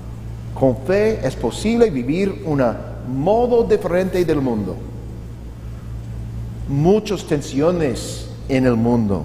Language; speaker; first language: Spanish; non-native, learner; English